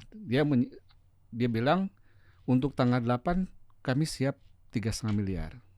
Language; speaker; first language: Indonesian; native; Indonesian